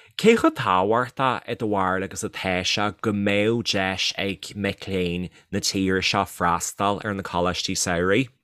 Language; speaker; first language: Irish; native; Irish